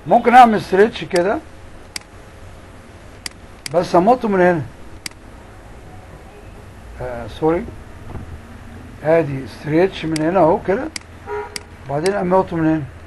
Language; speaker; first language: Arabic; native; Arabic